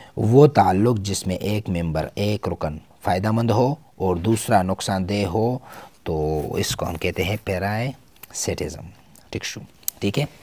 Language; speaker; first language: Urdu; non-native, local second language; Pashto